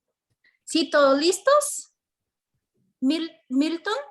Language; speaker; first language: Spanish; non-native, fluent; Portuguese